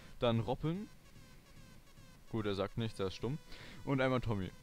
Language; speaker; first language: German; native; German